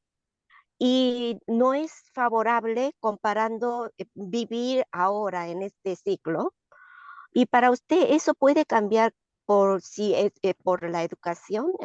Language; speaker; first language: Spanish; non-native, learner; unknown